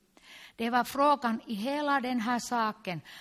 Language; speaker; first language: Swedish; non-native, local second language; Finnish